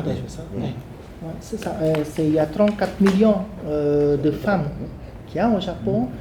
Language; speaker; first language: French; non-native, learner; Japanese